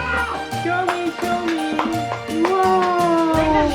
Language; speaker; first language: English; non-native, learner; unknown